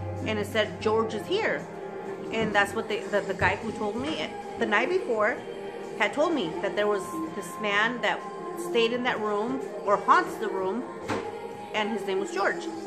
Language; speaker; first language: English; early bilingual, other home language; Spanish